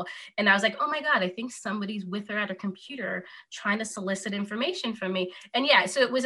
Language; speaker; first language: English; native; English